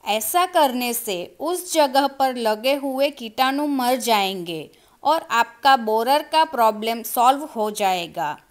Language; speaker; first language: Hindi; non-native, local second language; Gujarati